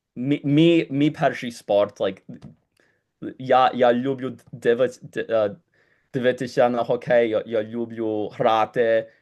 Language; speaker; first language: Ukrainian; early bilingual, heritage; Ukrainian